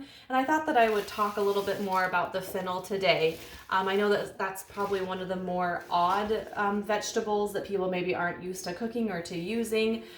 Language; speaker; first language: English; native; English